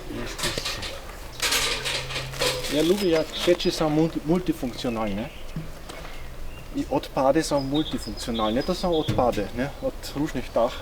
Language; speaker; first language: Polish; non-native, fluent; German